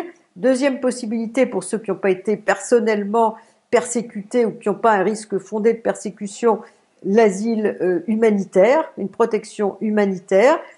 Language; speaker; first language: French; native; French